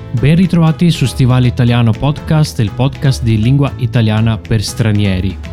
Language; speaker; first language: Italian; native; Italian